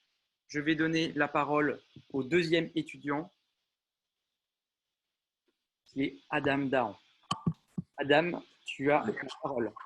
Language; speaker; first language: French; native; French